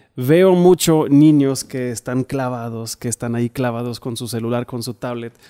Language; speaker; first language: Spanish; non-native, fluent; German